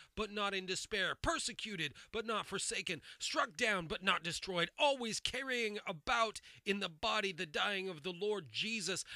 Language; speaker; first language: English; native; English